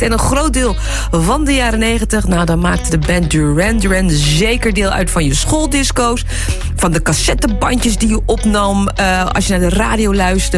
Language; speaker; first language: Dutch; native; Dutch